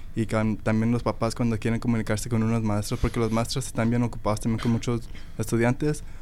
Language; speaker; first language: Spanish; early bilingual, heritage; Spanish